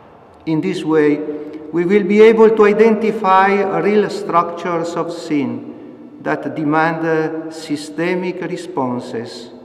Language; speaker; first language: English; non-native, fluent; Italian